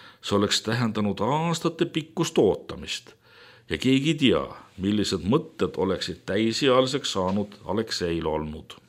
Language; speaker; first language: Estonian; native; Estonian